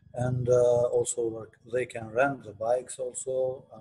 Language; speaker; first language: English; non-native, fluent; Albanian